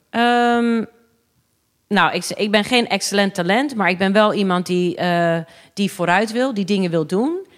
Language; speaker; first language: Dutch; early bilingual, other home language; English